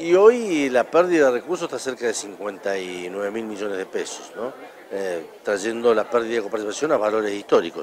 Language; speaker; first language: Spanish; native; Spanish